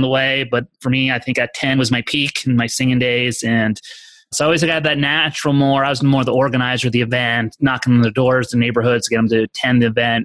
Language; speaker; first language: English; native; English